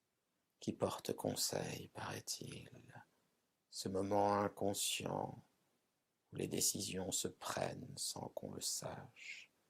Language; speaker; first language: French; native; French